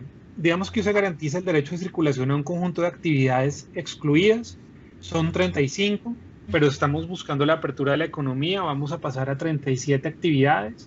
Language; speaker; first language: Spanish; native; Spanish